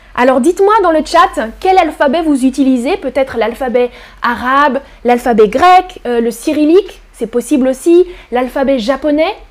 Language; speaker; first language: French; native; French